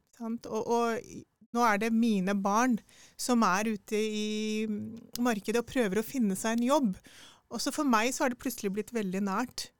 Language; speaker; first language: Norwegian; early bilingual, other home language; Urdu